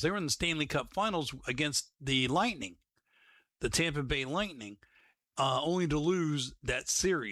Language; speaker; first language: English; native; English